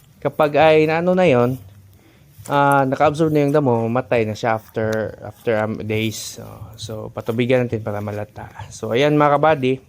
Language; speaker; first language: Filipino; non-native, local second language; Cebuano